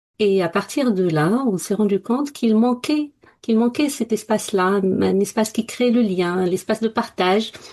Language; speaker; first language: French; non-native, local second language; Arabic